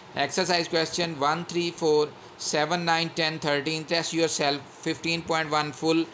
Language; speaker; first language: English; non-native, local second language; Urdu